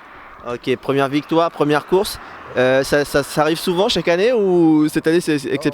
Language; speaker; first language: French; native; French